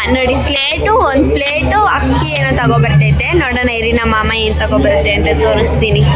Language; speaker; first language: Kannada; non-native, local second language; Telugu